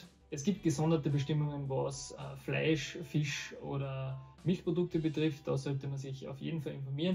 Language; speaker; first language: German; native; German